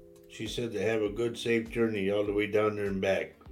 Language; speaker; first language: English; native; English